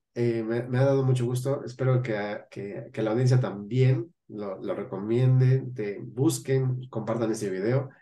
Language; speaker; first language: Spanish; native; Spanish